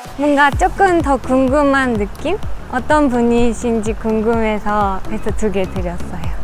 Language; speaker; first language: Korean; non-native, fluent; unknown